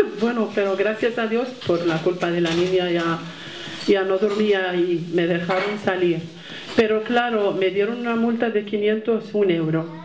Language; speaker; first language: Spanish; non-native, fluent; Arabic